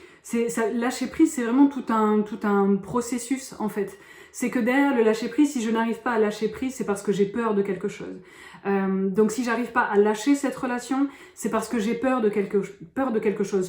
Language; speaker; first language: French; native; French